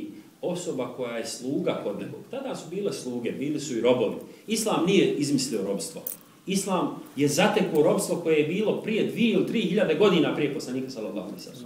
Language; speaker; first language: Serbian; native; Serbian